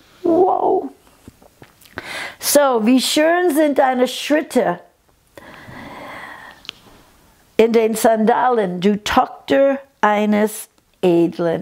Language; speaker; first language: German; non-native, fluent; English